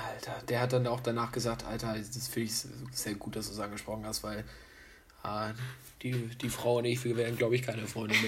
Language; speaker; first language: German; native; German